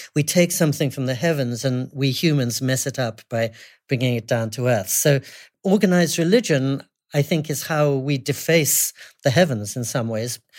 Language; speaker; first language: English; native; English